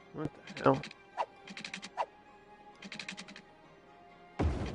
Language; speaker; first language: English; native; English